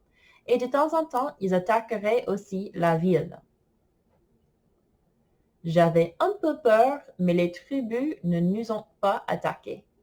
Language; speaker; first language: French; non-native, fluent; English